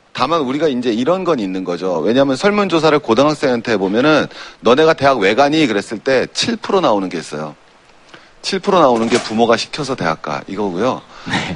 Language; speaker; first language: Korean; native; Korean